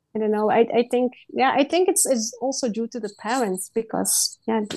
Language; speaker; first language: English; non-native, learner; Dutch